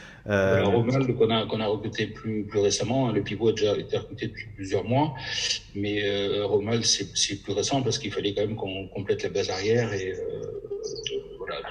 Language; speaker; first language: French; native; French